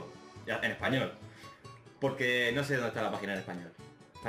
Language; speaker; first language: Spanish; native; Spanish